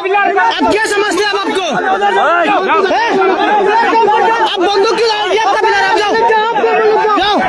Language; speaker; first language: Hindi; non-native, local second language; Bangla